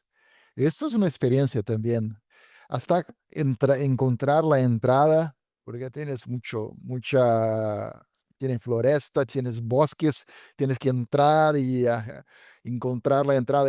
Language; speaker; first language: Spanish; non-native, fluent; Portuguese